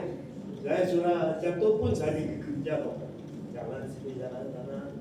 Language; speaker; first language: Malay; non-native, local second language; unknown